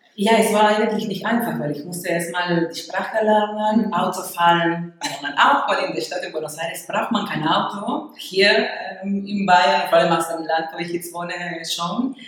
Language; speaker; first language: German; non-native, fluent; Spanish